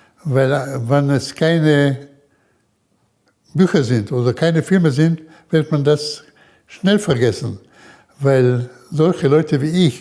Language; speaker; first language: German; early bilingual, heritage; German